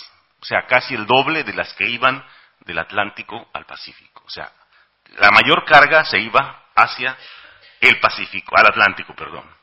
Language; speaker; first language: Spanish; native; Spanish